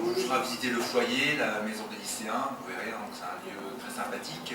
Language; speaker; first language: French; native; French